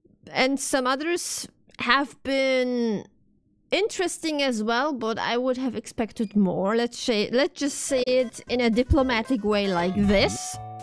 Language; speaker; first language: English; non-native, fluent; German